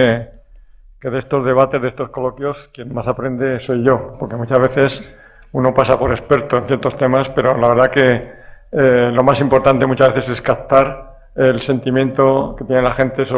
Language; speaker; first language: Spanish; native; Spanish